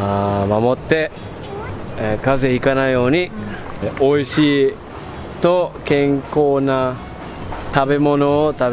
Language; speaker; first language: Japanese; non-native, learner; English